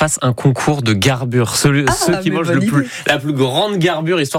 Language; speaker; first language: French; native; French